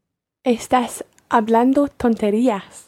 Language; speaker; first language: Spanish; non-native, learner; English